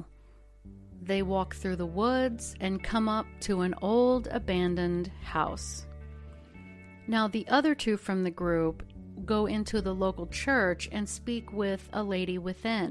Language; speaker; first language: English; native; English